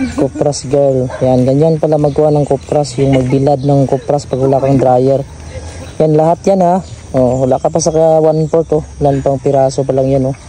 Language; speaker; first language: Filipino; non-native, local second language; Cebuano